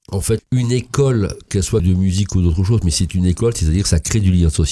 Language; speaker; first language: French; native; French